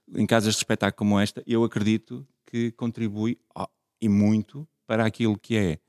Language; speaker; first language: Portuguese; native; Portuguese